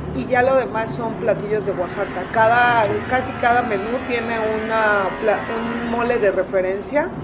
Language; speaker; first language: Spanish; native; Spanish